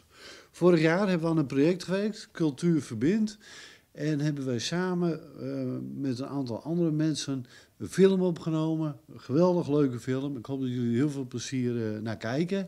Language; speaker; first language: Dutch; native; Dutch